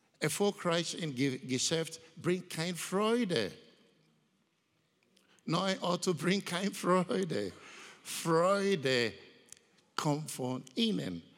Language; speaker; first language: German; non-native, learner; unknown